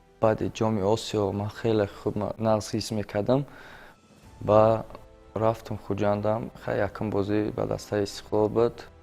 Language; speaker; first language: Tajik; native; Tajik